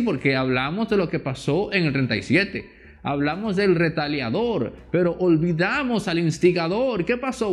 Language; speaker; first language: Spanish; native; Spanish